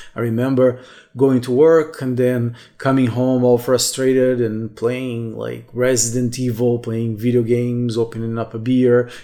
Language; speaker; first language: English; non-native, fluent; Portuguese